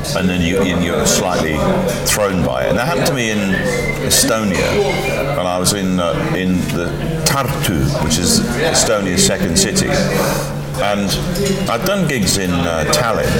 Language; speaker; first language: English; native; English